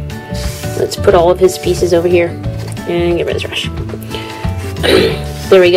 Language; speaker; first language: English; native; English